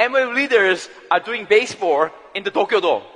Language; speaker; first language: English; non-native, learner; Korean